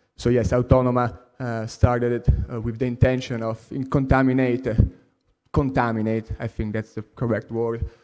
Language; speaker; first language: English; non-native, fluent; Italian